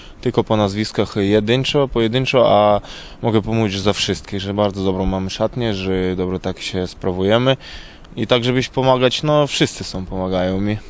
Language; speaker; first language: Polish; non-native, learner; Ukrainian